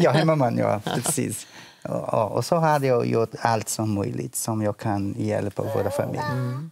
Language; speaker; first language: Swedish; non-native, learner; Portuguese